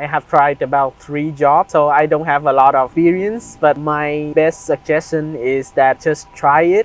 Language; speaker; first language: English; non-native, fluent; Vietnamese